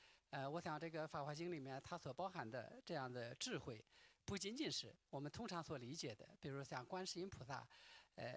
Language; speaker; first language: Chinese; native; Chinese